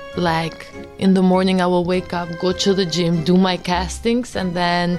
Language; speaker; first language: English; early bilingual, other home language; Albanian